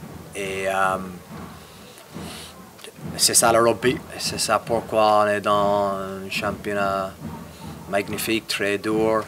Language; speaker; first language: French; non-native, fluent; English